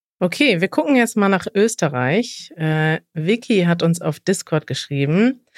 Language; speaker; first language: German; native; German